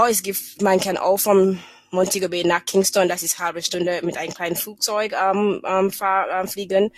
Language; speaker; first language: German; non-native, fluent; English